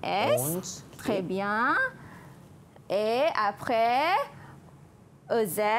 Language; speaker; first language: French; non-native, fluent; Malay